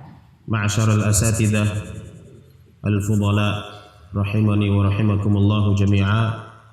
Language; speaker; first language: Arabic; non-native, fluent; Indonesian